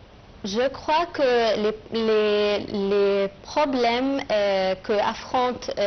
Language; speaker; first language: French; non-native, fluent; Arabic